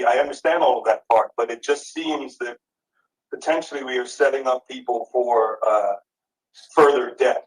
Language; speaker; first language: English; native; English